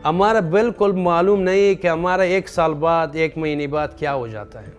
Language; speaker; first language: Hindi; non-native, fluent; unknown